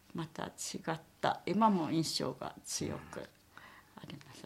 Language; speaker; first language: Japanese; native; Japanese